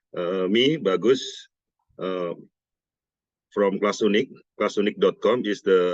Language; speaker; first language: English; non-native, learner; Indonesian